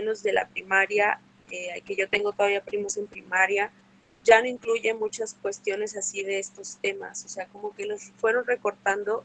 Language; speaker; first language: Spanish; native; Spanish